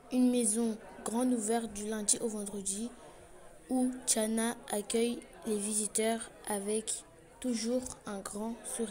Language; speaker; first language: French; native; French